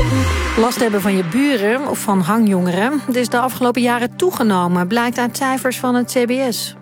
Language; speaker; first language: Dutch; native; Dutch